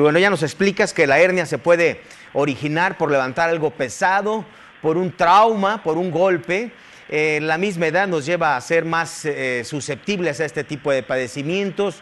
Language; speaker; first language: Spanish; native; Spanish